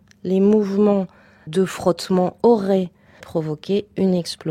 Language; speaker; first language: French; native; French